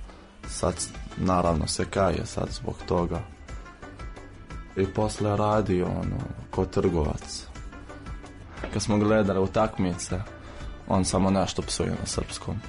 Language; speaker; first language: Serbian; non-native, fluent; Arabic